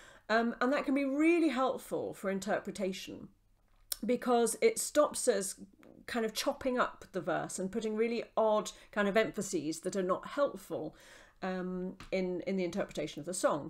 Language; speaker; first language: English; native; English